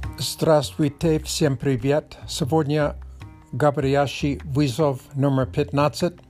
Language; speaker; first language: Russian; non-native, learner; English